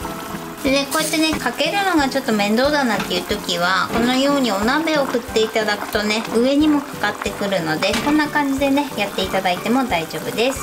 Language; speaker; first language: Japanese; native; Japanese